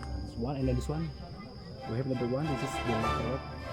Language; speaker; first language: English; non-native, learner; Sundanese